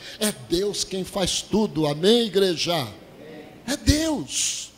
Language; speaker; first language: Portuguese; native; Portuguese